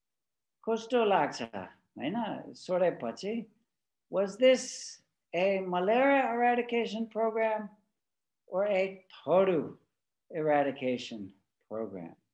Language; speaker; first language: Nepali; non-native, fluent; English